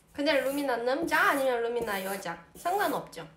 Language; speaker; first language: Korean; non-native, learner; Portuguese